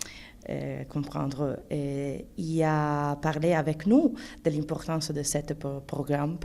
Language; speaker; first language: French; non-native, fluent; Italian